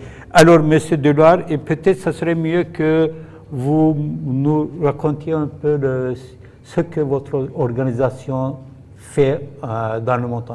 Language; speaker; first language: French; non-native, fluent; Turkish